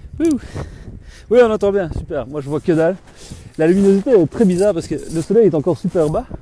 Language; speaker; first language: French; native; French